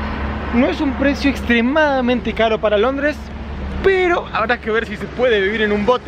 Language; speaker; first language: Spanish; native; Spanish